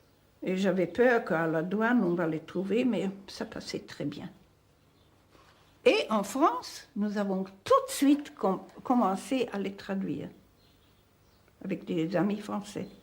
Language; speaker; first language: French; non-native, fluent; Hungarian